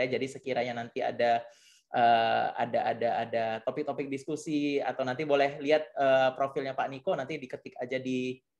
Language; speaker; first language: Indonesian; native; Indonesian